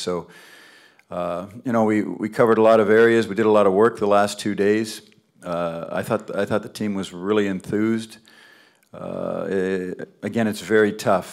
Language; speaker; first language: English; native; English